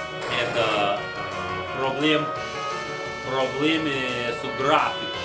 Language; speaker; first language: Russian; non-native, learner; English